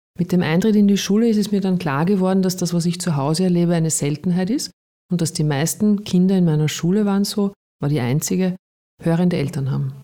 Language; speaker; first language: German; native; German